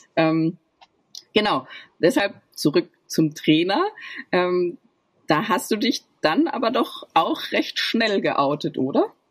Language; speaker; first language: German; native; German